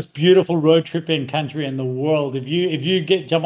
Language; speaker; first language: English; native; English